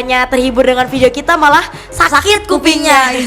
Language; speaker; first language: Indonesian; native; Indonesian